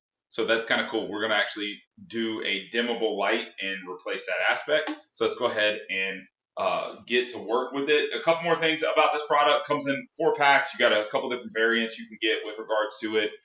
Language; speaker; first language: English; native; English